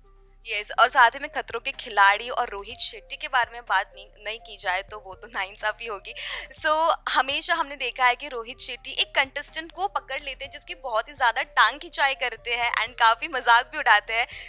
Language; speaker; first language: Hindi; native; Hindi